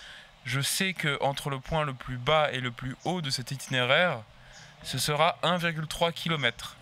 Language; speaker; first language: French; native; French